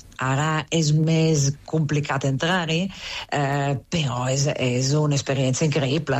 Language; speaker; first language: Catalan; non-native, fluent; Italian